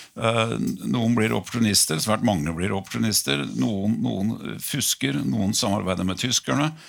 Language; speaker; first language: Norwegian; native; Norwegian